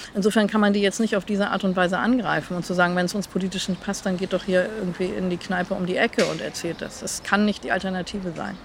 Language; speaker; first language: German; non-native, fluent; Hebrew